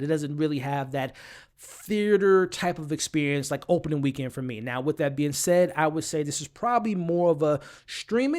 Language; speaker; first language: English; native; English